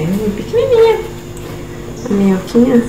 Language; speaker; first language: Portuguese; native; Portuguese